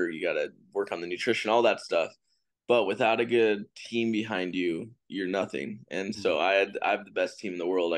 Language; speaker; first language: English; native; English